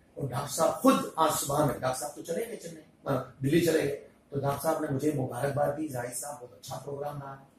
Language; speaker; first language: Hindi; non-native, local second language; Urdu